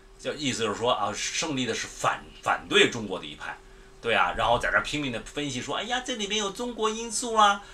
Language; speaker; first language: Chinese; native; Chinese